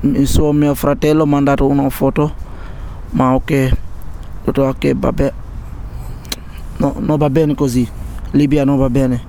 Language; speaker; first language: Italian; non-native, learner; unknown